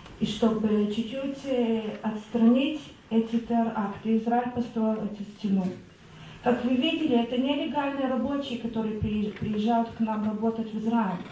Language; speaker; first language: Russian; non-native, learner; Hebrew